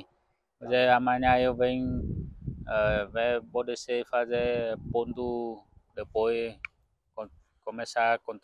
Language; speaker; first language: Portuguese; non-native, learner; Vietnamese